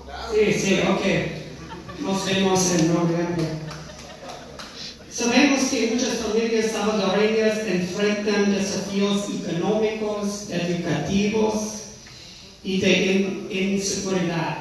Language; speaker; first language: Spanish; non-native, fluent; English